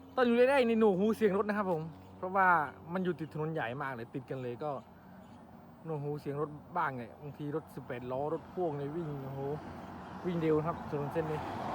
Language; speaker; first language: Thai; non-native, local second language; Khmer